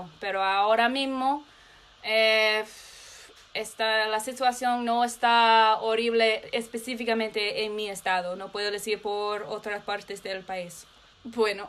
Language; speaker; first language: Spanish; non-native, learner; English